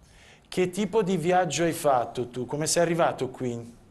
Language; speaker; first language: Italian; native; Italian